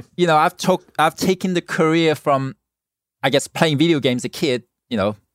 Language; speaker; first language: English; non-native, local second language; Cantonese